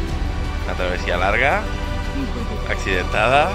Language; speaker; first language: Spanish; native; Spanish